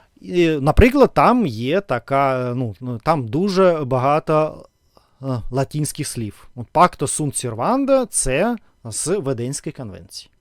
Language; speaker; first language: Ukrainian; non-native, learner; Russian